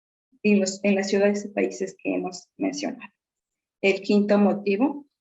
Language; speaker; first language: Spanish; native; Spanish